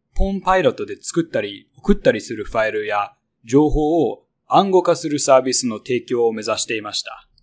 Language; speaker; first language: Japanese; non-native, fluent; English